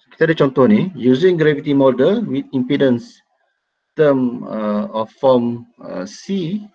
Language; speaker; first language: English; non-native, local second language; Malay